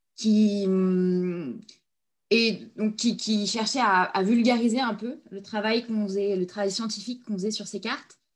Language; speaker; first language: French; native; French